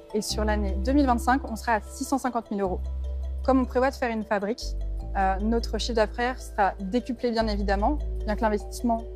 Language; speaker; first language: French; native; French